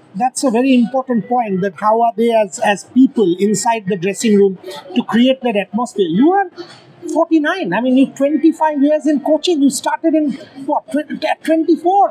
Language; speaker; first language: English; non-native, local second language; Bangla